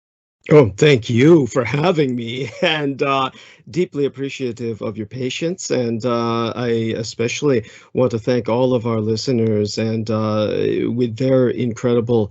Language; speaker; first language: English; native; English